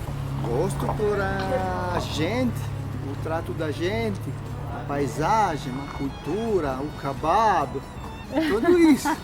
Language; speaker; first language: Portuguese; non-native, learner; Italian